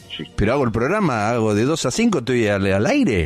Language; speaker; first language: Spanish; native; Spanish